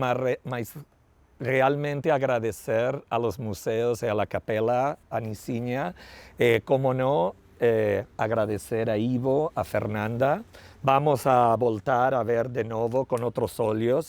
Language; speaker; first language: Portuguese; non-native, learner; Spanish